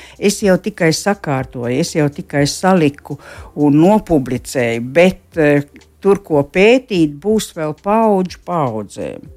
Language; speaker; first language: Latvian; native; Latvian